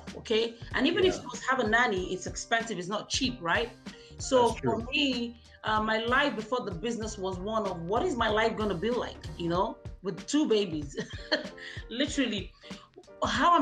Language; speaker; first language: English; non-native, local second language; Igbo